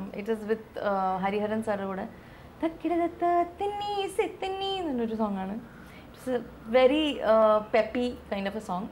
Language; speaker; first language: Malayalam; non-native, local second language; Tamil